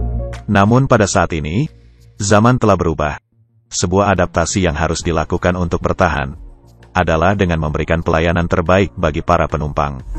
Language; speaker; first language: Indonesian; native; Indonesian